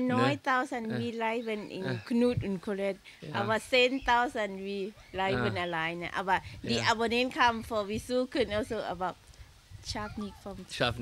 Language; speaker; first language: German; non-native, learner; Thai